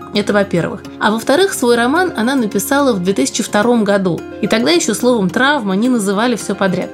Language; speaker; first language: Russian; native; Russian